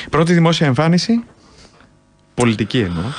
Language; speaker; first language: Greek; native; Greek